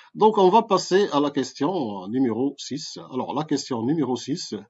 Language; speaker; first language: French; non-native, local second language; Arabic